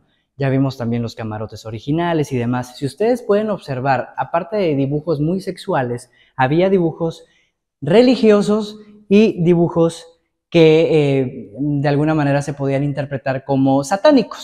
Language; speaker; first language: Spanish; native; Spanish